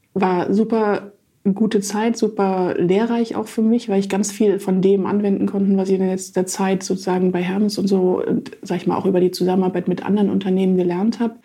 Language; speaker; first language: German; native; German